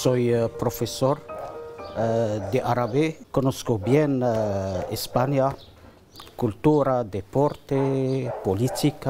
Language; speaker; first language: Spanish; non-native, learner; Arabic